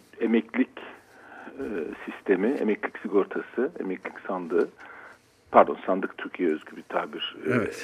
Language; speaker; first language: Turkish; native; Turkish